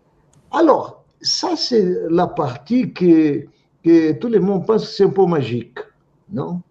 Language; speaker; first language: French; non-native, fluent; Portuguese